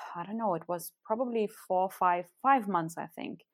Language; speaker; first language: English; non-native, fluent; Lithuanian